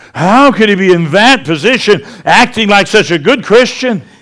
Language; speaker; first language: English; native; English